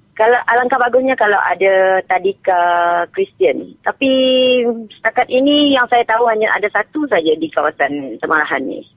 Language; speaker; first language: Malay; non-native, local second language; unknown